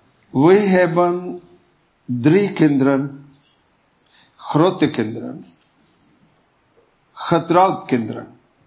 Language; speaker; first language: Dutch; non-native, learner; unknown